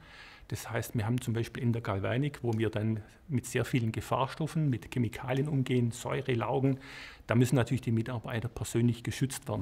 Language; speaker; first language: German; native; German